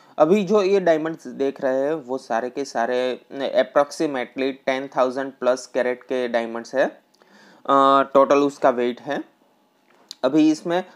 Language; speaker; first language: Hindi; non-native, local second language; Gujarati